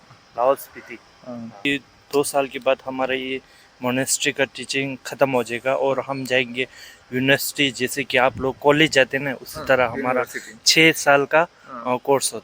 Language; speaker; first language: Hindi; non-native, local second language; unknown